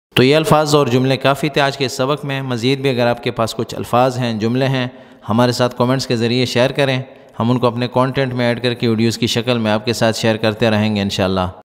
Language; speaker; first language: Urdu; non-native, local second language; Pashto